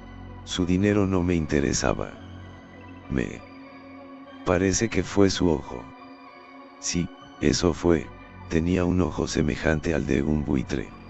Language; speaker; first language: Spanish; native; Spanish